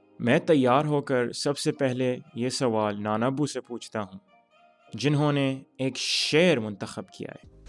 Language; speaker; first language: Urdu; early bilingual, heritage; Urdu